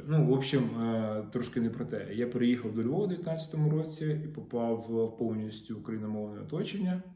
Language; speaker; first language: Ukrainian; non-native, local second language; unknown